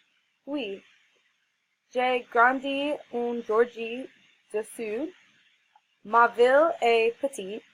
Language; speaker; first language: French; non-native, learner; English